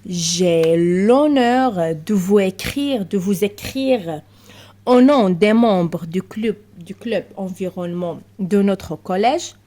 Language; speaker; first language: French; non-native, local second language; Arabic